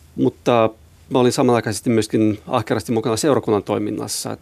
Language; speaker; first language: Finnish; non-native, local second language; Swedish